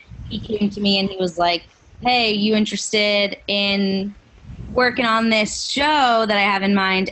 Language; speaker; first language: English; native; English